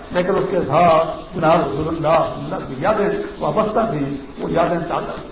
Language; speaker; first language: Urdu; non-native, local second language; Pashto